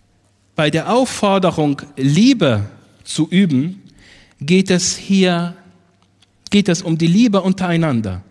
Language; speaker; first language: German; non-native, fluent; Arabic